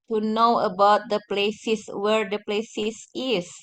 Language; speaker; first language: English; non-native, learner; Indonesian